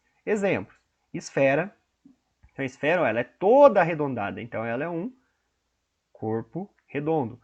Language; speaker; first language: Portuguese; native; Portuguese